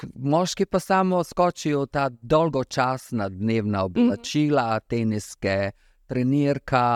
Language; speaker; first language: Slovenian; early bilingual, other home language; Serbian